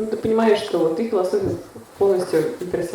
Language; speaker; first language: Russian; native; Russian